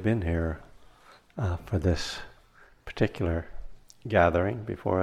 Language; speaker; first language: English; native; English